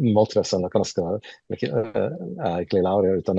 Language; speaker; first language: Italian; early bilingual, heritage; Italian